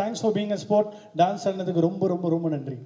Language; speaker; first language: Tamil; native; Tamil